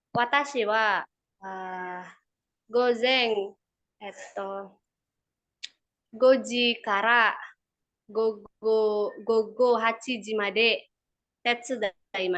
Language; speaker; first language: Japanese; non-native, learner; Indonesian